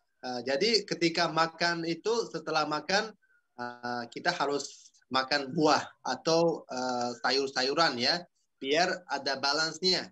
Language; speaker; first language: Indonesian; non-native, fluent; Uzbek